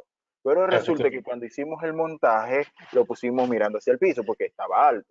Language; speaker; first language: Spanish; native; Spanish